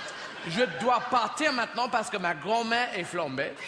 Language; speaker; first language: French; non-native, learner; English